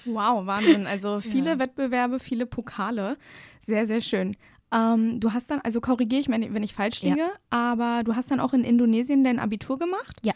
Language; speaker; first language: German; native; German